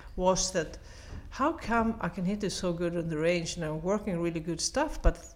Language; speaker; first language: English; non-native, fluent; Swedish